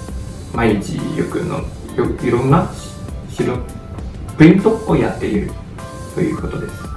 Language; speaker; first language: Japanese; non-native, fluent; Chinese